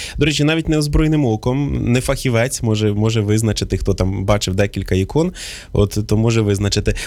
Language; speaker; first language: Ukrainian; native; Ukrainian